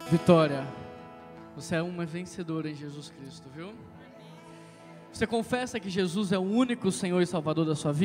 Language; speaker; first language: Portuguese; native; Portuguese